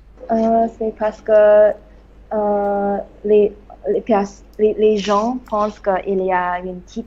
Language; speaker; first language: French; non-native, learner; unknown